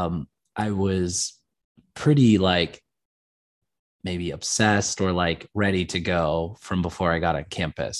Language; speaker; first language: English; native; English